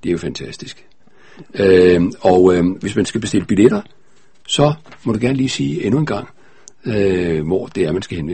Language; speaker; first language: Danish; native; Danish